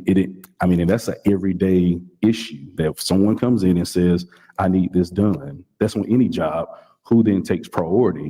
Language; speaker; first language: English; native; English